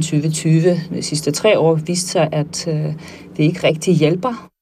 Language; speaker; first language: Danish; non-native, fluent; Armenian